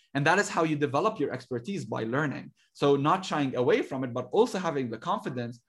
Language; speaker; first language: English; non-native, fluent; Arabic